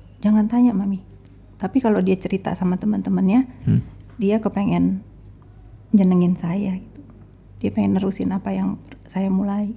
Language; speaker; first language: Indonesian; native; Indonesian